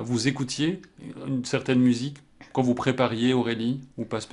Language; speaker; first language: French; native; French